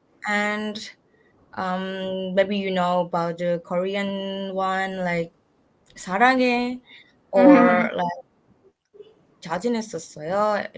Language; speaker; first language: English; non-native, learner; Indonesian